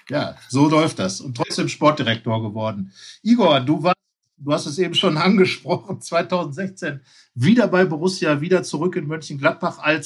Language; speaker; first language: German; native; German